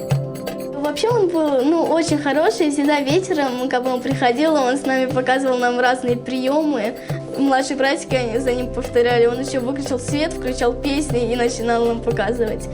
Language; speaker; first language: Russian; native; Russian